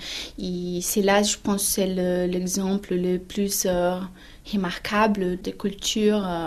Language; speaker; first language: French; non-native, fluent; Portuguese